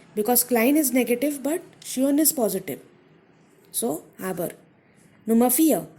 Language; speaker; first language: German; non-native, fluent; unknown